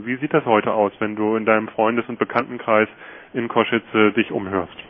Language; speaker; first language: German; native; German